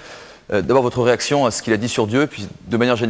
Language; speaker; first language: French; native; French